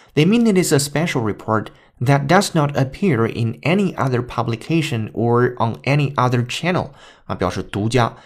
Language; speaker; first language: English; non-native, fluent; Chinese